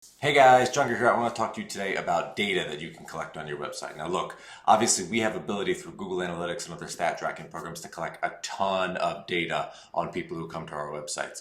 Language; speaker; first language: English; native; English